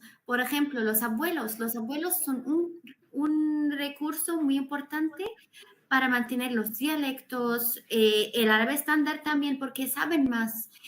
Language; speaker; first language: Spanish; non-native, fluent; Arabic